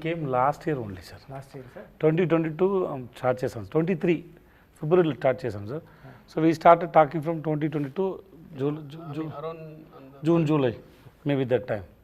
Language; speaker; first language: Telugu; non-native, learner; Tamil